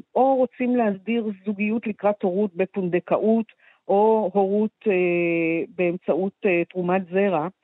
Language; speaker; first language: Hebrew; native; Hebrew